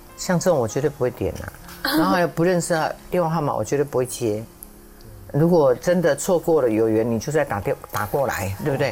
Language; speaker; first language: Chinese; native; Chinese